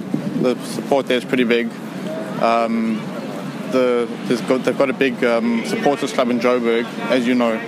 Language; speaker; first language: English; native; English